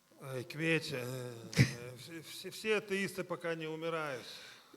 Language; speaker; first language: Russian; native; Russian